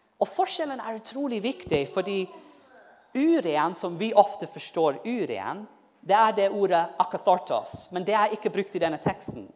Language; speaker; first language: Norwegian; non-native, fluent; English